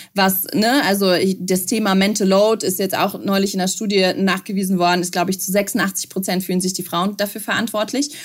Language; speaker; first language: German; early bilingual, other home language; Russian